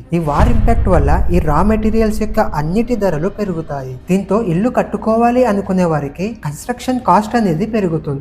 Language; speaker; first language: Telugu; native; Telugu